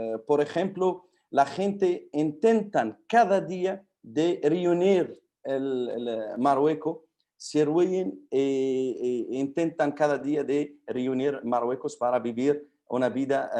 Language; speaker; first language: Spanish; non-native, fluent; Arabic